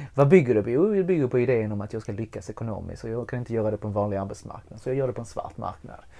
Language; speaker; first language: Swedish; early bilingual, other home language; Spanish